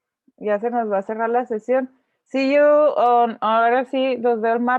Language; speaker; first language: Spanish; native; Spanish